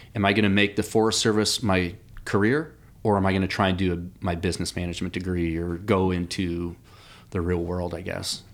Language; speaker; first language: English; native; English